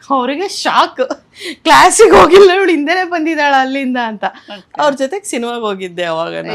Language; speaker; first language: Kannada; native; Kannada